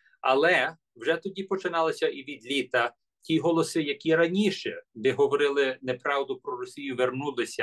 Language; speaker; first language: Ukrainian; early bilingual, heritage; English